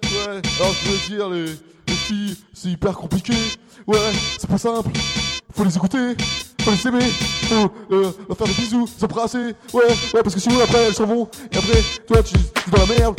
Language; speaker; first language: French; native; French